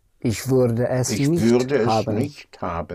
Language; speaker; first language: German; non-native, learner; English